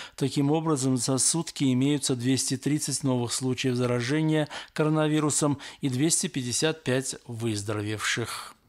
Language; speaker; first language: Russian; non-native, local second language; Armenian